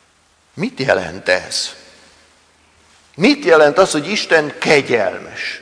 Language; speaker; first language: Hungarian; native; Hungarian